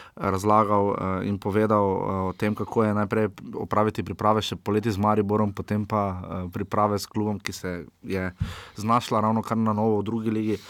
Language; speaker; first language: Slovenian; native; Slovenian